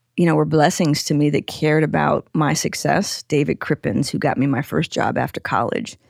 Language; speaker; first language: English; native; English